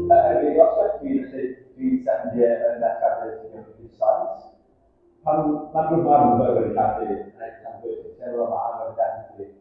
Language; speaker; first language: Welsh; non-native, learner; English